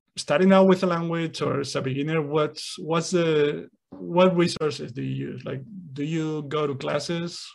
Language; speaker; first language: English; non-native, fluent; Spanish